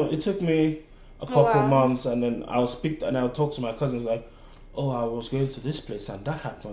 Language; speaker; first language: English; non-native, local second language; Yoruba